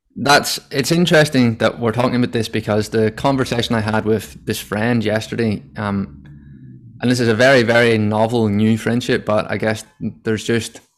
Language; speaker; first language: English; native; English